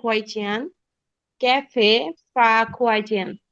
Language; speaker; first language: Chinese; non-native, learner; Bangla